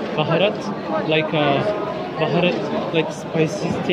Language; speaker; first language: English; non-native, learner; Turkish